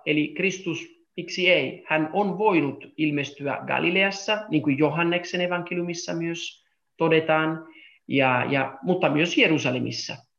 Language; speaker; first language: Finnish; non-native, fluent; Italian